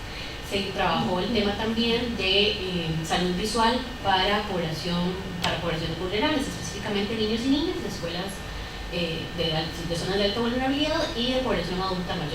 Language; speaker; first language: Spanish; native; Spanish